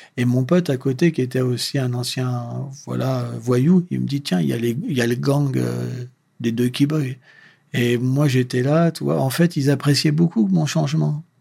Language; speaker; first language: French; native; French